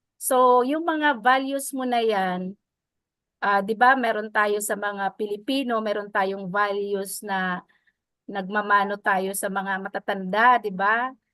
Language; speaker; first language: Filipino; non-native, local second language; Waray